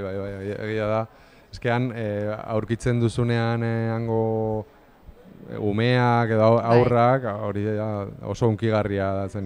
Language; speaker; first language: Basque; non-native, local second language; Spanish